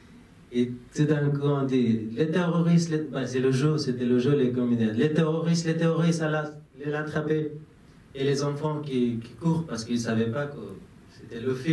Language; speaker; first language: French; non-native, fluent; Persian